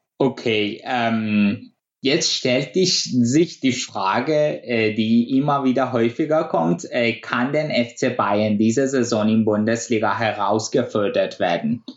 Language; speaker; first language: German; non-native, fluent; Persian